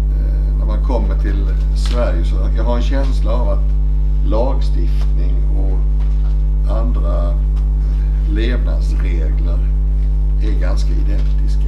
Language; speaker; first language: Swedish; native; Swedish